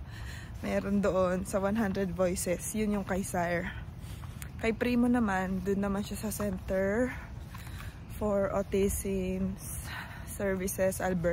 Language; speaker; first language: Filipino; native; Filipino